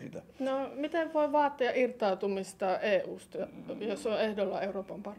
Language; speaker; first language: Finnish; native; Finnish